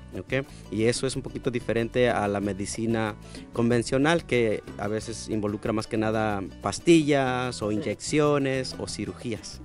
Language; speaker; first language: Spanish; native; Spanish